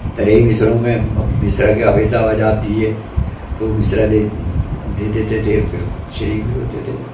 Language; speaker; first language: Urdu; native; Urdu